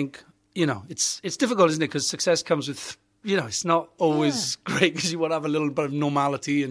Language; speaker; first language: English; native; English